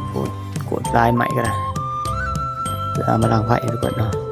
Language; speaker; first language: Thai; non-native, local second language; Northeastern Thai